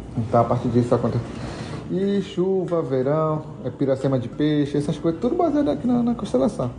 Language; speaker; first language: Portuguese; non-native, local second language; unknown